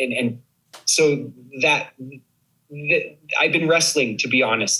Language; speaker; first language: English; native; English